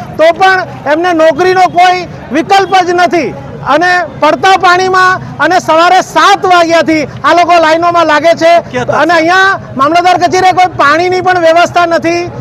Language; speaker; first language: Gujarati; native; Gujarati